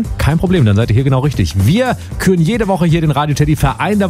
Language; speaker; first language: German; native; German